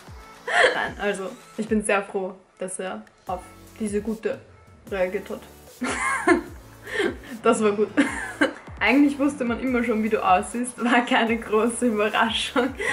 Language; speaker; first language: German; native; German